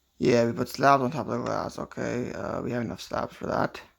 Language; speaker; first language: English; native; English